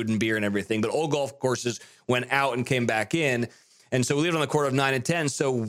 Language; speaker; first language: English; native; English